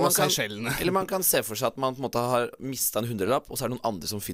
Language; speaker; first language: Norwegian; native; Norwegian